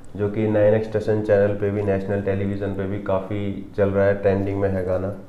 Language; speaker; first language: Hindi; non-native, local second language; Haryanvi